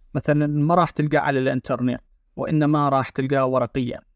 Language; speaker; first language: Arabic; non-native, local second language; Kurdish